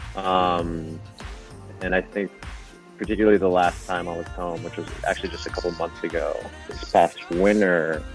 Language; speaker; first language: English; non-native, fluent; Japanese